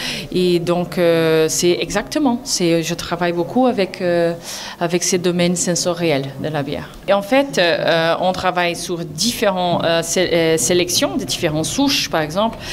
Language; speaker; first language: French; non-native, fluent; Portuguese